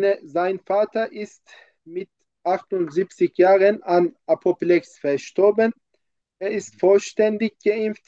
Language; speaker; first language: German; non-native, fluent; Turkish